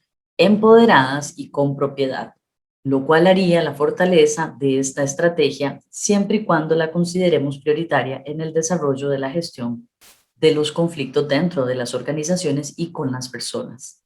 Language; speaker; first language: Spanish; native; Spanish